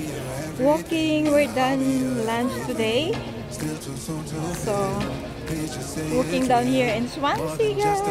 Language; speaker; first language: English; non-native, local second language; Filipino